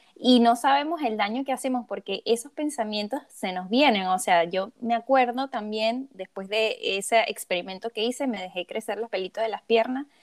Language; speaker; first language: Spanish; native; Spanish